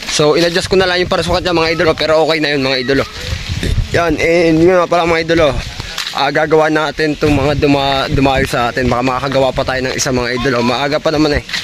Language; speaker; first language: Filipino; native; Filipino